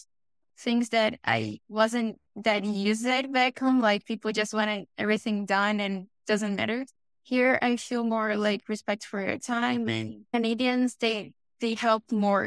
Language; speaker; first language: English; non-native, fluent; Portuguese